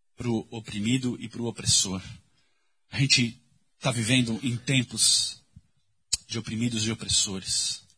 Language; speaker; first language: Portuguese; native; Portuguese